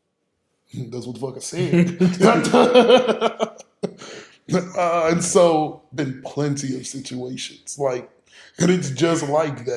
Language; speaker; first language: English; native; English